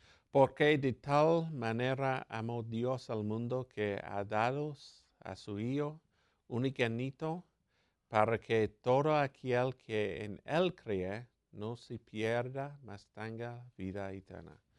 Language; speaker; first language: Spanish; non-native, learner; English